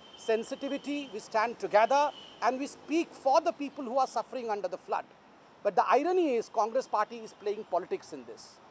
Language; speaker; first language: English; non-native, local second language; Hindi